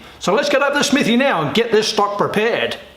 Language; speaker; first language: English; native; English